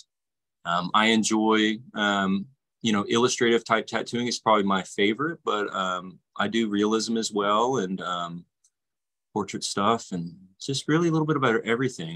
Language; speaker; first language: English; native; English